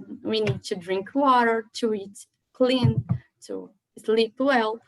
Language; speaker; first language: English; non-native, learner; Portuguese